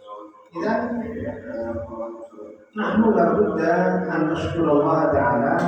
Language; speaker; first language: Arabic; non-native, fluent; Indonesian